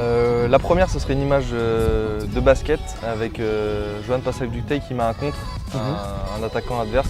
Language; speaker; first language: French; native; French